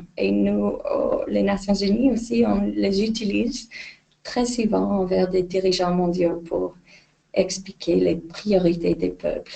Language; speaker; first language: French; non-native, fluent; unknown